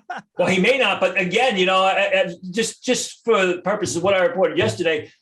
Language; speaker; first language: English; native; English